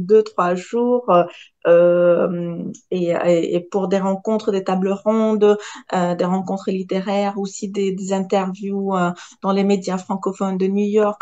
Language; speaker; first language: French; non-native, local second language; Arabic